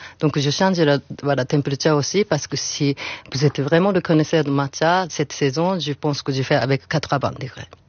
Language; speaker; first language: French; non-native, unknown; Japanese